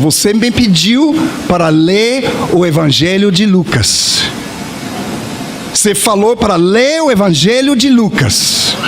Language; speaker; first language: Portuguese; non-native, fluent; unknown